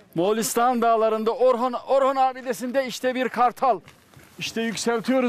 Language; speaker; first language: Turkish; native; Turkish